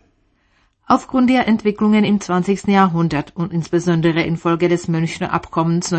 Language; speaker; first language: German; native; German